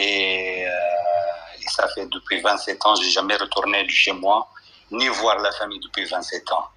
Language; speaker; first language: French; non-native, fluent; Arabic